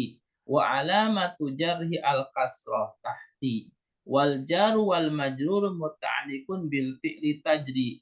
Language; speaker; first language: Arabic; non-native, fluent; Indonesian